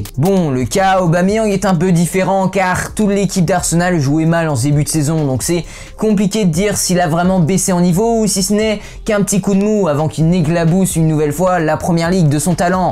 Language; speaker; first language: French; native; French